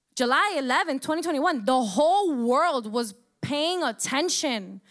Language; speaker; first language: English; early bilingual, other home language; Spanish